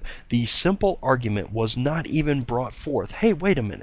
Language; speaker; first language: English; native; English